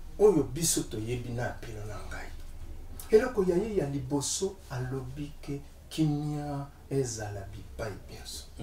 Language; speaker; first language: Lingala; non-native, local second language; Luba-Lulua